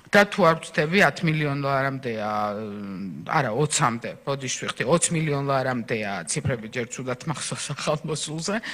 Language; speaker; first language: Georgian; native; Georgian